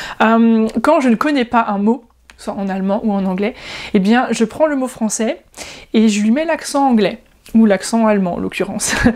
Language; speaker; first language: French; native; French